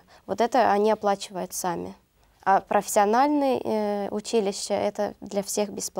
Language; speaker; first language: Russian; non-native, learner; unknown